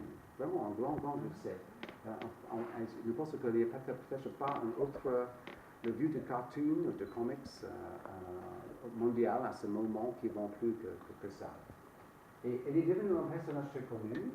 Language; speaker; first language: French; non-native, fluent; English